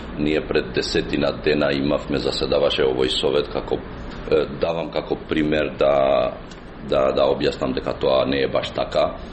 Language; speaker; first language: Macedonian; non-native, local second language; Albanian